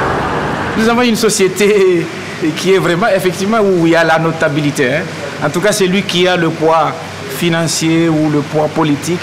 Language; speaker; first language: French; native; French